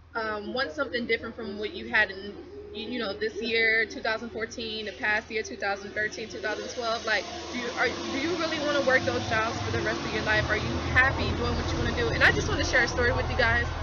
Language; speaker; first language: English; native; English